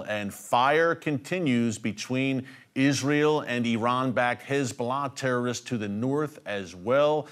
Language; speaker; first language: English; native; English